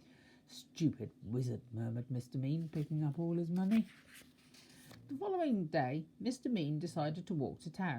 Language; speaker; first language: English; native; English